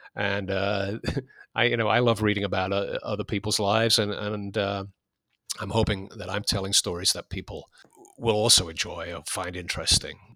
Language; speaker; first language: English; native; English